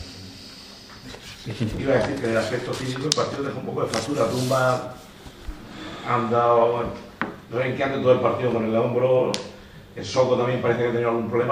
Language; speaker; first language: Spanish; native; Spanish